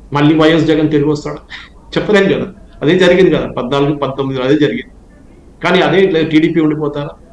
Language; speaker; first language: Telugu; non-native, local second language; Malayalam